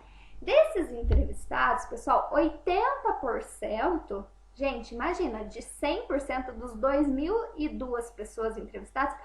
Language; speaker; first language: Portuguese; native; Portuguese